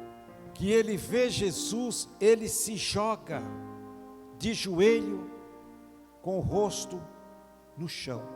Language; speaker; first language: Portuguese; native; Portuguese